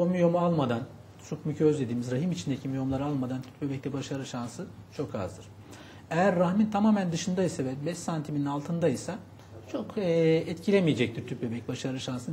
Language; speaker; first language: Turkish; native; Turkish